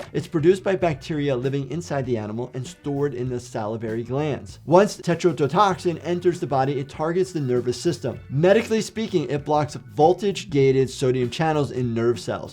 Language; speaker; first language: English; native; English